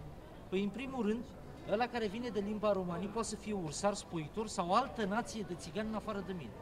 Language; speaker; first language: Romanian; non-native, local second language; Romany